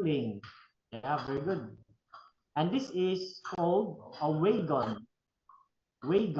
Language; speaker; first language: English; non-native, fluent; Filipino